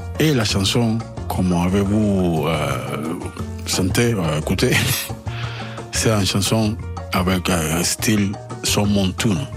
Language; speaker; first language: French; non-native, learner; Spanish